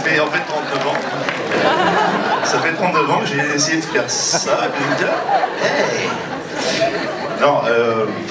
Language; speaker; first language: French; native; French